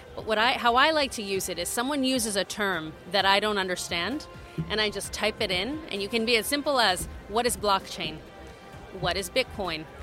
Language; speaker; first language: English; native; English